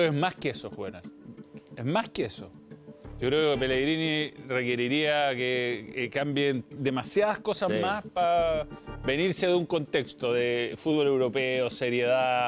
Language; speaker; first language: Spanish; native; Spanish